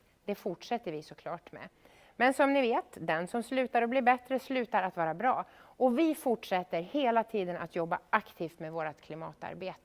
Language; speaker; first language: Swedish; native; Swedish